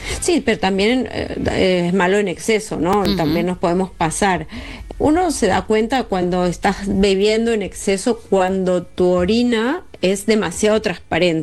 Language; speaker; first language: Spanish; native; Spanish